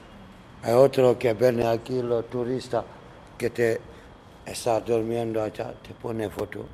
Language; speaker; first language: Spanish; non-native, learner; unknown